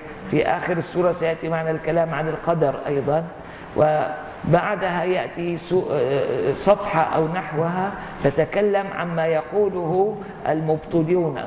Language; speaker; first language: Arabic; native; Arabic